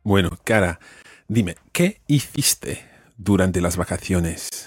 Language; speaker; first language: Spanish; non-native, fluent; English